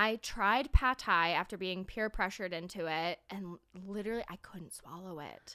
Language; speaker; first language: English; native; English